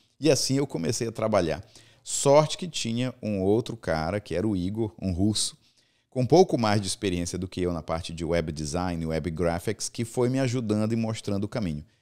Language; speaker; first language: Portuguese; native; Portuguese